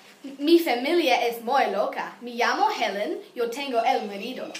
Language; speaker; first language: Spanish; non-native, learner; English